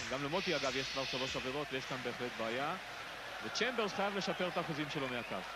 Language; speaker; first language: Hebrew; native; Hebrew